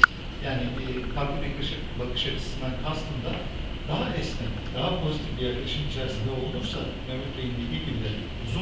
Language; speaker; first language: Turkish; native; Turkish